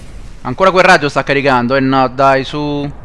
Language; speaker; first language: Italian; native; Italian